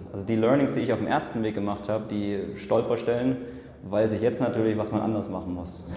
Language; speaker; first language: German; native; German